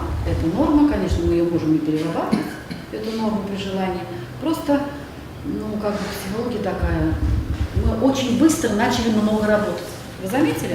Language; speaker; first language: Russian; native; Russian